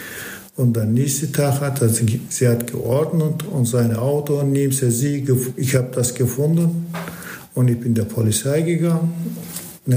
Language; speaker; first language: German; non-native, learner; Turkish